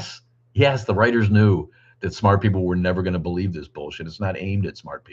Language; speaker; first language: English; native; English